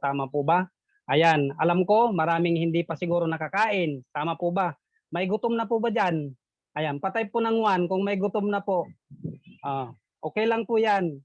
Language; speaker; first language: Filipino; non-native, local second language; Iloko